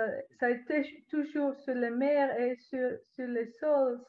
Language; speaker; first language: French; non-native, learner; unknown